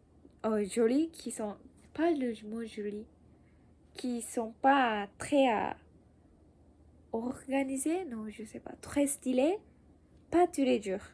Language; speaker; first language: French; non-native, learner; Japanese